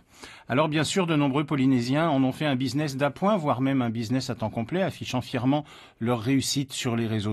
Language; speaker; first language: French; native; French